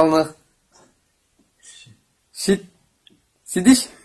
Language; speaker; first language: Russian; non-native, local second language; Kyrgyz